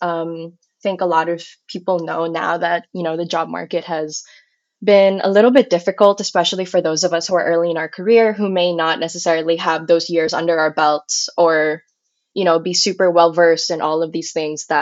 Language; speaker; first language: English; non-native, local second language; Filipino